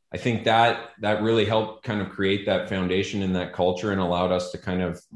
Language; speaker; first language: English; native; English